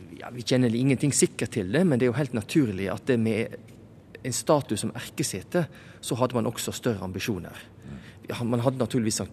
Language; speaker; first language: Norwegian; native; Norwegian